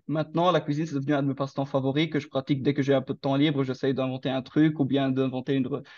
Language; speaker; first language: French; non-native, local second language; Arabic